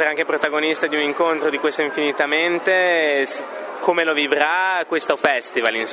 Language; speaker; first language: Italian; native; Italian